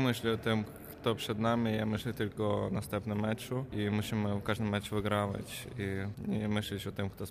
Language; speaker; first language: Polish; non-native, fluent; Ukrainian